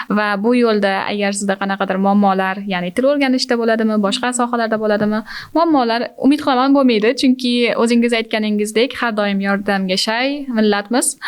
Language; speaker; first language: Uzbek; native; Uzbek